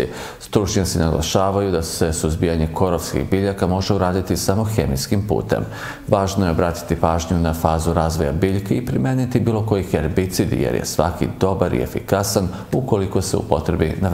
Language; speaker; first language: Serbian; native; Serbian